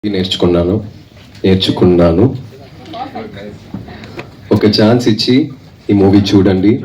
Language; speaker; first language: Telugu; non-native, local second language; Tamil